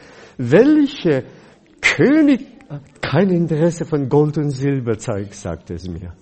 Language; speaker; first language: German; non-native, fluent; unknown